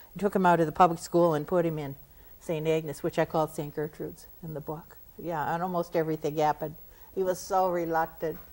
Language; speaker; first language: English; native; English